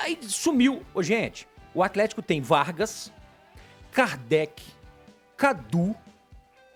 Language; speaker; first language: Portuguese; native; Portuguese